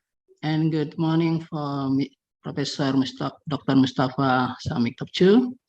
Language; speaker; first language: English; non-native, fluent; Indonesian